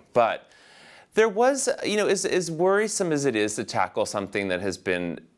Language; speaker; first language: English; native; English